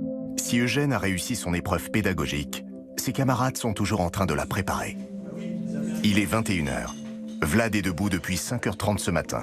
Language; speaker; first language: French; native; French